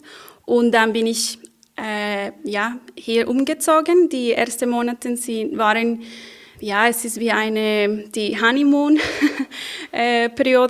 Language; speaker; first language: German; non-native, fluent; Spanish